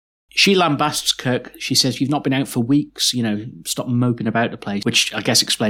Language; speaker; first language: English; native; English